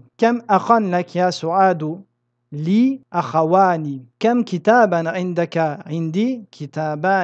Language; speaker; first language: Arabic; non-native, fluent; French